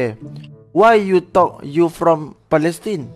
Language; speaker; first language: English; non-native, learner; Malay